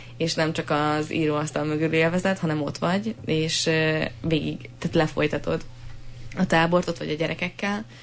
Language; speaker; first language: Hungarian; native; Hungarian